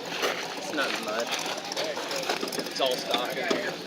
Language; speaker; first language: English; native; English